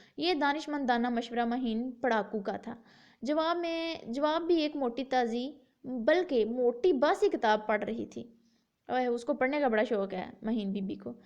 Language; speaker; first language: Urdu; native; Urdu